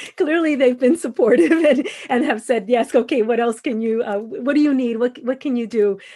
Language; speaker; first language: English; native; English